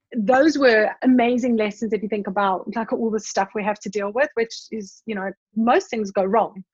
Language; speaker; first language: English; native; English